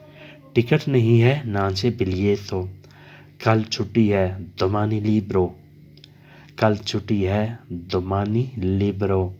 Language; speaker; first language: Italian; non-native, learner; Urdu